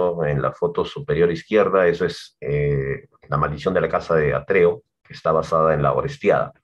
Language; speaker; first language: Spanish; native; Spanish